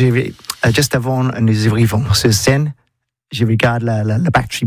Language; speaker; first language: French; non-native, learner; English